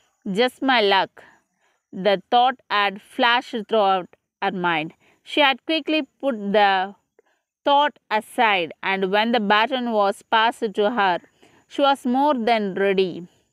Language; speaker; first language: English; non-native, local second language; Tamil